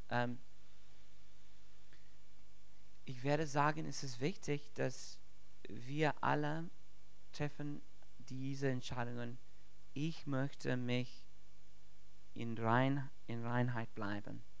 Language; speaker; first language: German; non-native, learner; English